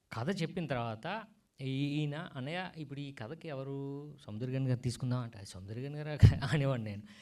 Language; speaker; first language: Telugu; native; Telugu